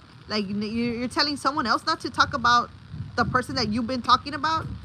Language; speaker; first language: English; early bilingual, other home language; Spanish